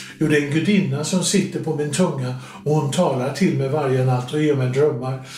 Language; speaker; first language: Swedish; native; Swedish